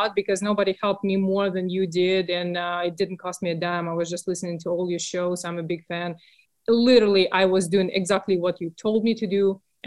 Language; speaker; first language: English; non-native, fluent; Russian